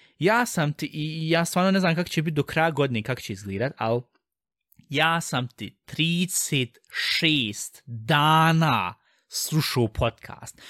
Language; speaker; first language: Bosnian; early bilingual, heritage; Bosnian